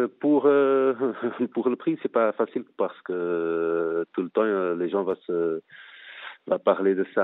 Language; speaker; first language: French; non-native, fluent; Portuguese